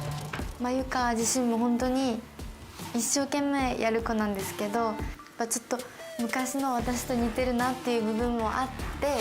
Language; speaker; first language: Japanese; native; Japanese